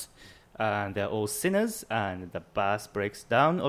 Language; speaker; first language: English; non-native, fluent; Japanese